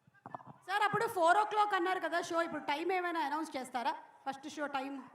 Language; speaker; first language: Telugu; native; Telugu